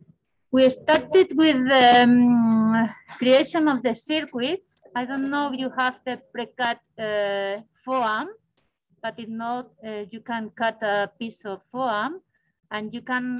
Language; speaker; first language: English; non-native, learner; Spanish